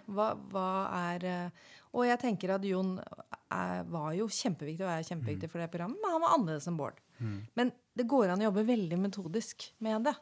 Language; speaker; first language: Norwegian; native; Norwegian